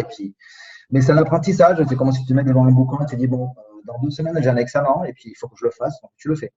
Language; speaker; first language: French; non-native, fluent; Spanish